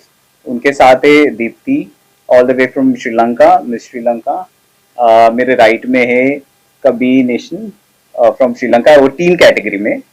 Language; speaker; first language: Hindi; non-native, local second language; Marathi